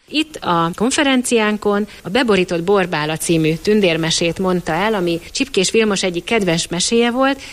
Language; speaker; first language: Hungarian; native; Hungarian